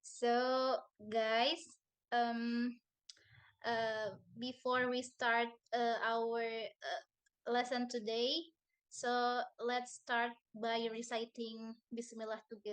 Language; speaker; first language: English; non-native, learner; Indonesian